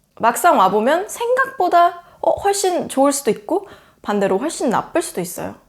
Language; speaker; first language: Korean; native; Korean